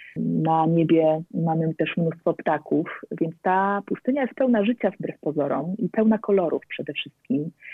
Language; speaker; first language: Polish; native; Polish